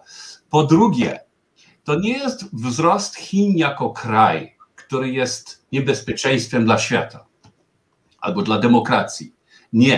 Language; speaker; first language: Polish; non-native, fluent; German